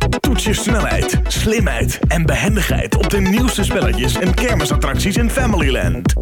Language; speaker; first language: Dutch; native; Dutch